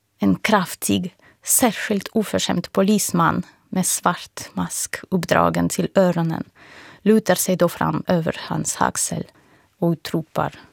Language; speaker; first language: Swedish; non-native, fluent; Russian